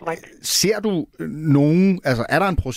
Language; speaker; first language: Danish; native; Danish